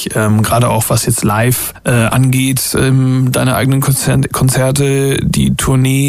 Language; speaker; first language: German; native; German